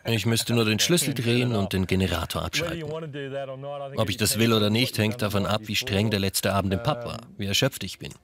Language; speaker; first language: German; non-native, fluent; English